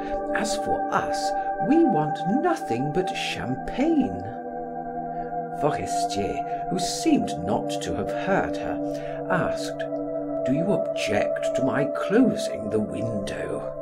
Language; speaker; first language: English; native; English